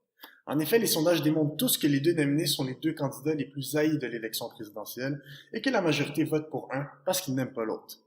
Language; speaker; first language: French; native; French